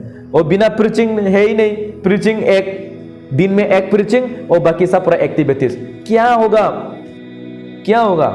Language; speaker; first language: Hindi; non-native, local second language; Kok Borok